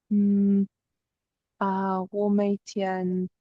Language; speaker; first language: Chinese; non-native, learner; English